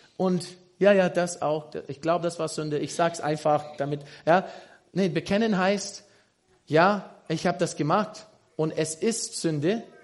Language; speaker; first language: German; non-native, fluent; English